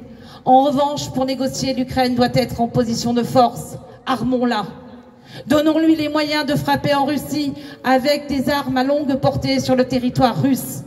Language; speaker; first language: French; native; French